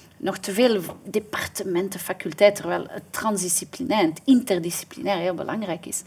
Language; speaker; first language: Dutch; native; Dutch